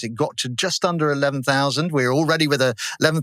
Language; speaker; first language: English; native; English